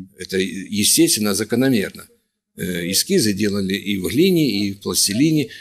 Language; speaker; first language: Russian; native; Russian